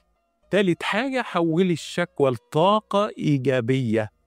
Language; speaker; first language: Arabic; native; Arabic